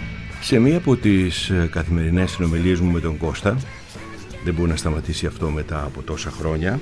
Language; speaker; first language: Greek; native; Greek